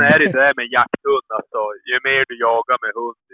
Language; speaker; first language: Swedish; native; Swedish